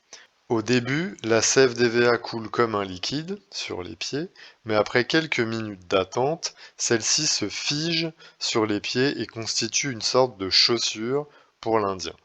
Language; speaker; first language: French; native; French